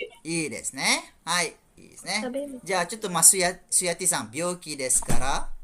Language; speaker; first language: Japanese; non-native, fluent; Malay